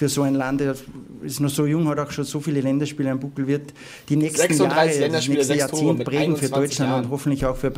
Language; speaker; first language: German; native; German